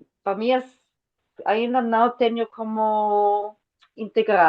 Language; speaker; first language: Portuguese; non-native, fluent; Spanish